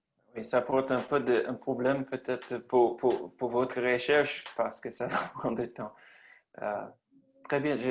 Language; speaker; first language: French; non-native, learner; English